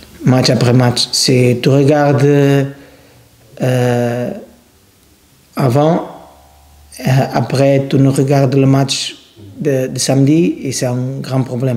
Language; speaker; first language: French; non-native, learner; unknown